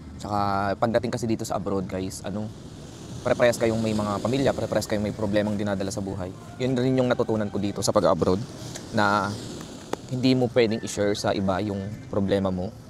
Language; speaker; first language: Filipino; native; Filipino